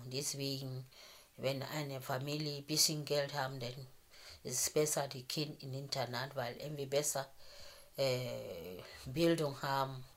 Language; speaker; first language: German; non-native, fluent; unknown